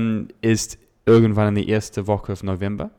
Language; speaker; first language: German; non-native, learner; English